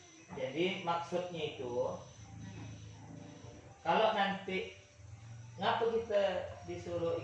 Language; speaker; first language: Malay; native; Malay